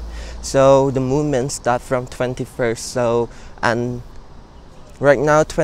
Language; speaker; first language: English; non-native, learner; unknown